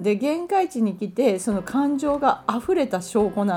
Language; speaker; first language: Japanese; native; Japanese